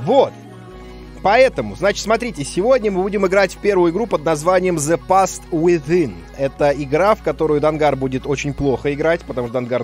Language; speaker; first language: Russian; native; Russian